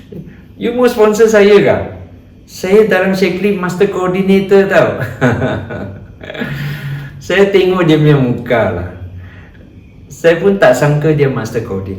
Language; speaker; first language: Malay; non-native, local second language; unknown